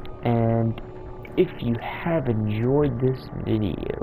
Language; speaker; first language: English; native; English